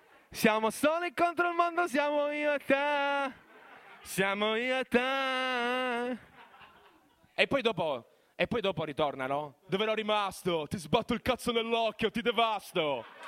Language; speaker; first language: Italian; native; Italian